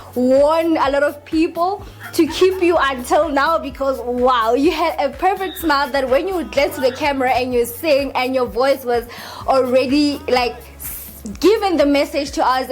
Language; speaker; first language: English; non-native, local second language; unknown